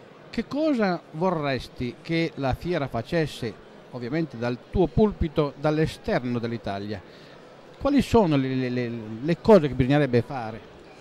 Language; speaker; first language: Italian; native; Italian